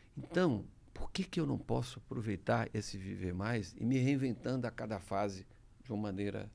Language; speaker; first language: Portuguese; early bilingual, other home language; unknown